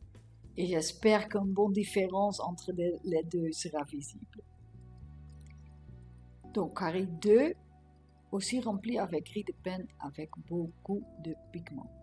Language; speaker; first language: French; non-native, learner; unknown